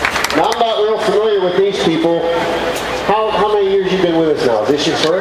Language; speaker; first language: English; native; English